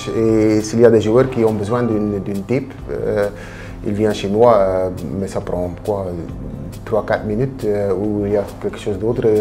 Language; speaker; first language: French; non-native, local second language; Dutch